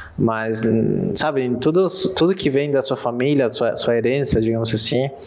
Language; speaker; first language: Portuguese; non-native, fluent; Spanish